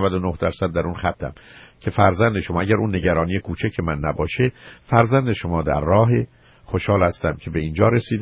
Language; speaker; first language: Persian; native; Persian